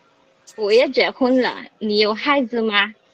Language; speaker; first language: Chinese; non-native, learner; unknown